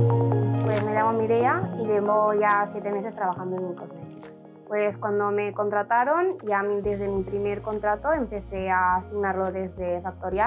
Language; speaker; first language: Spanish; native; Spanish